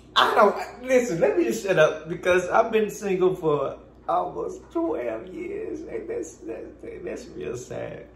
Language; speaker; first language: English; native; English